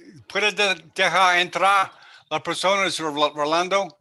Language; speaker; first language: Spanish; non-native, learner; English